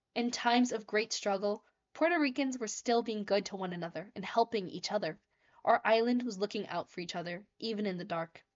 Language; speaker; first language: English; native; English